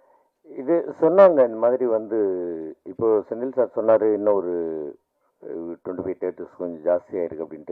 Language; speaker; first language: Tamil; native; Tamil